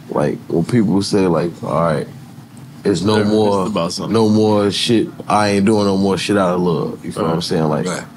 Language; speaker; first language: English; native; English